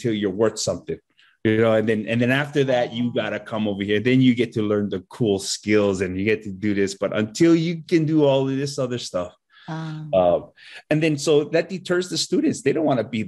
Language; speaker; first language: English; native; English